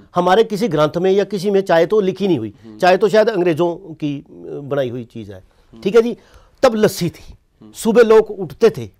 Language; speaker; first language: Hindi; non-native, local second language; Punjabi